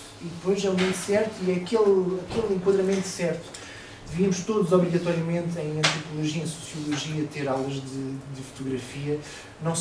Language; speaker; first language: Portuguese; native; Portuguese